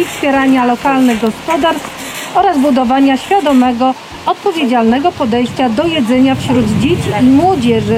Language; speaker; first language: Polish; native; Polish